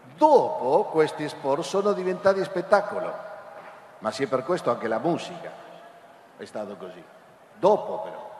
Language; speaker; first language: Italian; non-native, fluent; Spanish